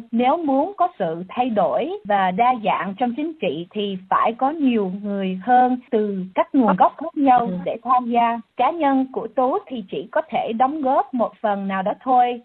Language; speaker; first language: Vietnamese; early bilingual, heritage; Vietnamese